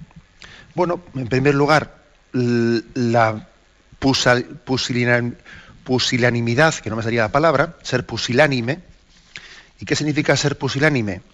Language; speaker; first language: Spanish; native; Spanish